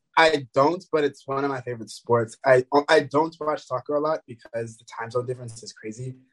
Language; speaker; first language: English; early bilingual, other home language; French